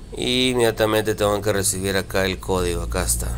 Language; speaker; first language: Spanish; native; Spanish